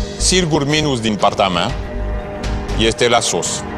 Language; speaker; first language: Romanian; non-native, learner; French